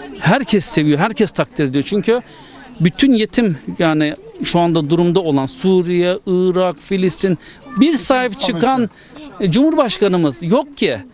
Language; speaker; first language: Turkish; native; Turkish